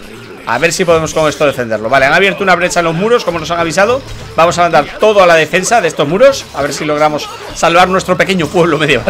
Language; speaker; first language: Spanish; native; Spanish